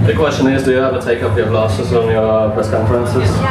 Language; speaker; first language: English; non-native, fluent; Russian